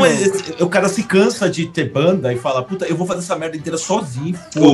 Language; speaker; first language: Portuguese; native; Portuguese